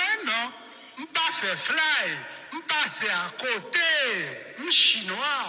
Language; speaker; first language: French; non-native, local second language; Haitian Creole